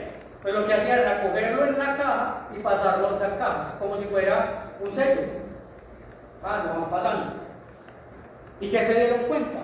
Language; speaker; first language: Spanish; native; Spanish